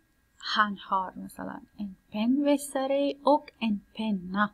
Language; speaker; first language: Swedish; non-native, fluent; Pashto